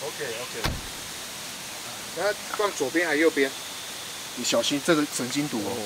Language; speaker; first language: Chinese; native; Chinese